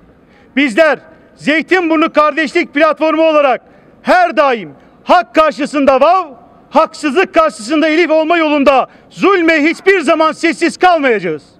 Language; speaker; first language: Turkish; native; Turkish